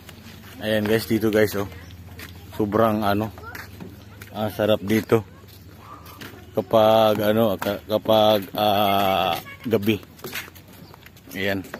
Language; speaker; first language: Filipino; early bilingual, heritage; Filipino